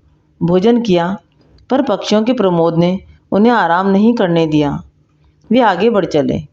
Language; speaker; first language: Hindi; native; Hindi